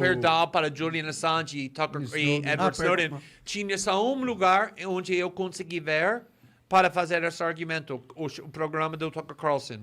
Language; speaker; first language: Portuguese; non-native, fluent; English